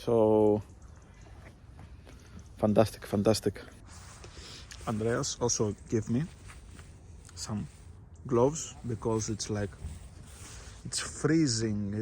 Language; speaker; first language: English; non-native, learner; Greek